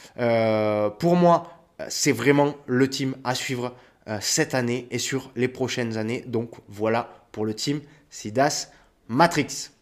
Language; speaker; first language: French; native; French